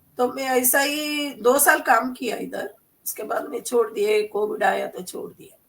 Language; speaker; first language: Hindi; non-native, local second language; Malayalam